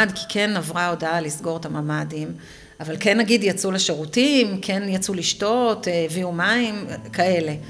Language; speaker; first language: Hebrew; native; Hebrew